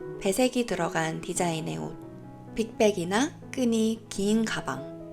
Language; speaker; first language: Korean; native; Korean